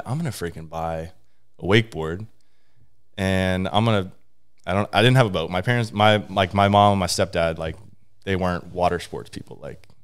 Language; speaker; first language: English; native; English